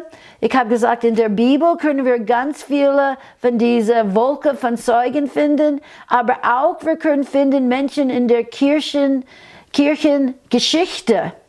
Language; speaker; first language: German; non-native, fluent; English